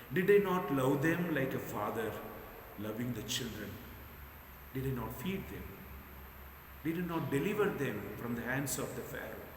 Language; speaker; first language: English; non-native, local second language; Telugu